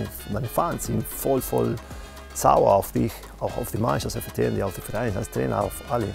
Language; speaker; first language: German; non-native, fluent; Spanish